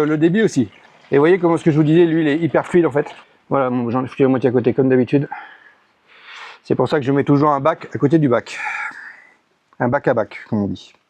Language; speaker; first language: French; native; French